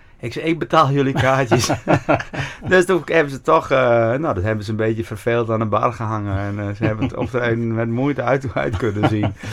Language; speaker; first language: Dutch; non-native, local second language; Western Frisian